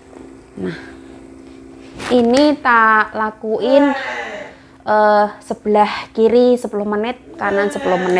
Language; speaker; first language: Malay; non-native, local second language; Javanese